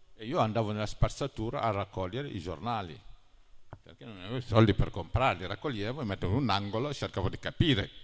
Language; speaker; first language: Italian; non-native, fluent; Wolof